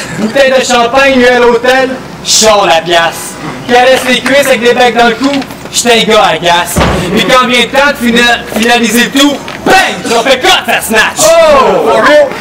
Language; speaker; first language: French; native; French